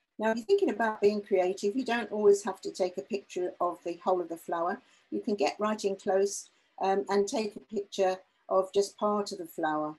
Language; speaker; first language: English; native; English